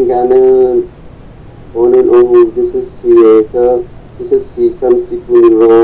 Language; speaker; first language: Korean; non-native, learner; Vietnamese